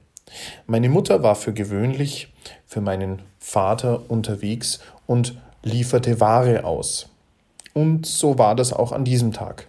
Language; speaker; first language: German; native; German